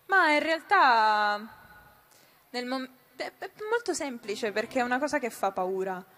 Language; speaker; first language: Italian; native; Italian